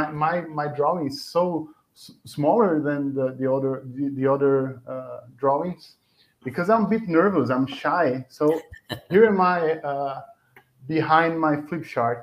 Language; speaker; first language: English; non-native, fluent; Portuguese